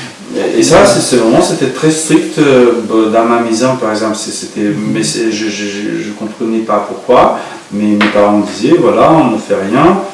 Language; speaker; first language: French; non-native, fluent; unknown